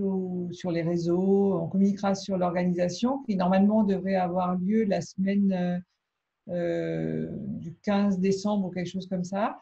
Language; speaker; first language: French; native; French